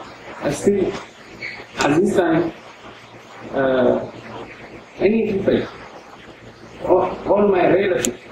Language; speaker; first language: English; non-native, learner; Oromo